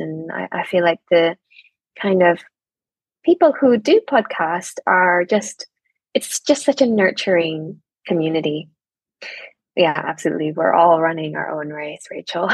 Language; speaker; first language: English; non-native, local second language; Cantonese